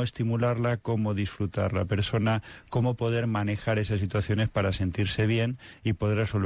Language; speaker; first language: Spanish; native; Spanish